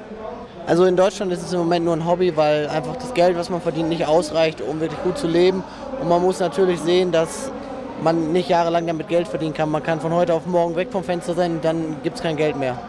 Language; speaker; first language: German; native; German